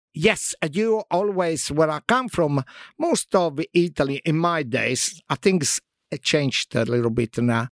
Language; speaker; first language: English; non-native, fluent; Italian